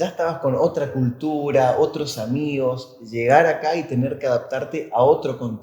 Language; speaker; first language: Spanish; native; Spanish